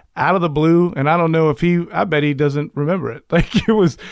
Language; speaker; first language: English; native; English